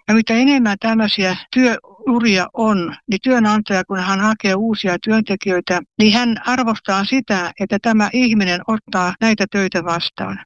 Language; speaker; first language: Finnish; native; Finnish